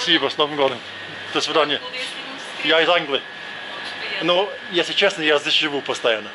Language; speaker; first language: Russian; non-native, fluent; English